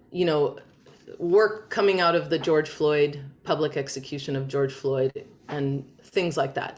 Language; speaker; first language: English; native; English